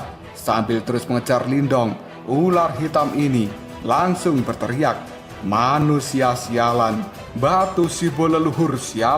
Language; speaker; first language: Indonesian; native; Indonesian